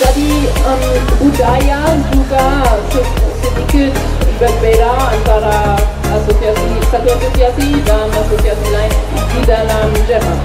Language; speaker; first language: Indonesian; non-native, learner; German